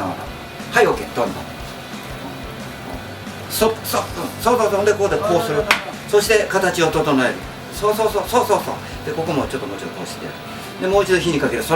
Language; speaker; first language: Japanese; native; Japanese